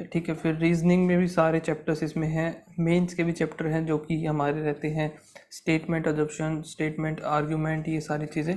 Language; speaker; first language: Hindi; native; Hindi